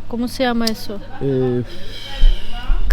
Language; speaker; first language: Spanish; non-native, fluent; Russian